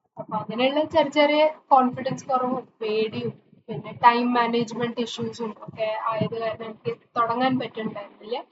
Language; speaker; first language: Malayalam; early bilingual, heritage; Malayalam